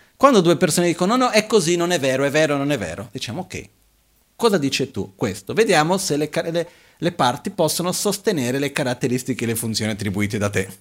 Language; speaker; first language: Italian; non-native, fluent; Portuguese